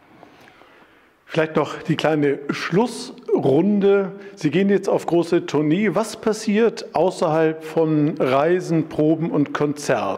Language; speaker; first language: German; native; German